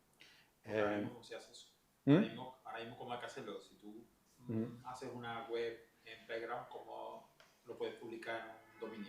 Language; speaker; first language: Spanish; native; Spanish